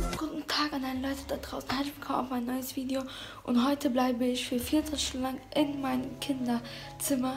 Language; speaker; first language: German; early bilingual, other home language; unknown